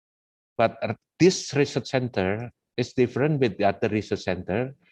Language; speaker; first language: English; non-native, fluent; Indonesian